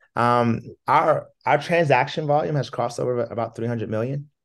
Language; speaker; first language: English; native; English